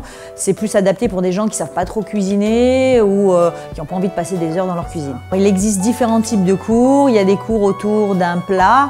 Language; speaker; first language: French; native; French